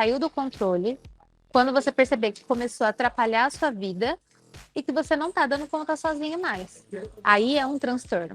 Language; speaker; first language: Portuguese; native; Portuguese